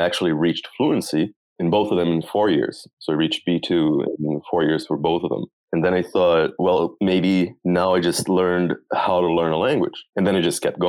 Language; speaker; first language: English; non-native, fluent; Portuguese